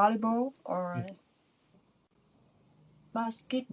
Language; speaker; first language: English; non-native, learner; Vietnamese